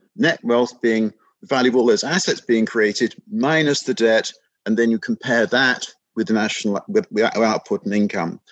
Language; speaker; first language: English; native; English